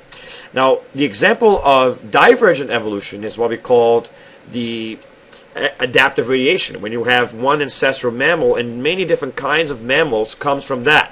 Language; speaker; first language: English; non-native, fluent; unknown